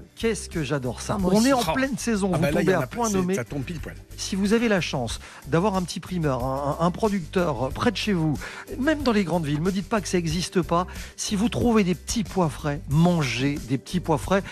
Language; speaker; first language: French; native; French